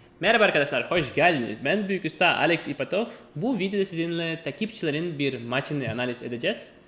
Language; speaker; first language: Turkish; non-native, fluent; Russian